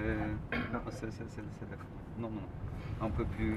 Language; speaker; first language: French; non-native, learner; Polish